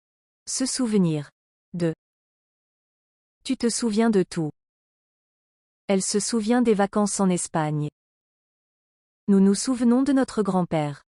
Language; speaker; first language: French; non-native, learner; English